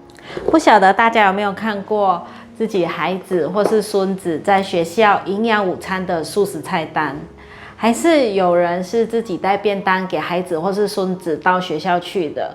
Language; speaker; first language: Chinese; native; Chinese